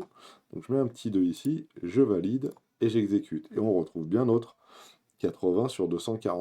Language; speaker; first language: French; native; French